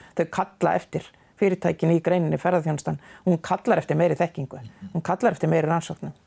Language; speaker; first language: Icelandic; native; Icelandic